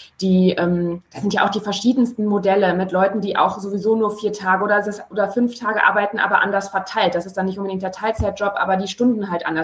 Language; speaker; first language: German; native; German